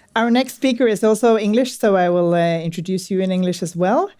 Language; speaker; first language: English; non-native, fluent; Norwegian